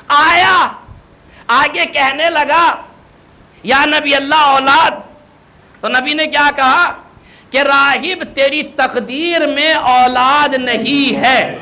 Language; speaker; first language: Urdu; native; Urdu